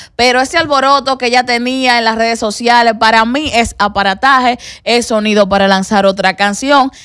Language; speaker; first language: Spanish; native; Spanish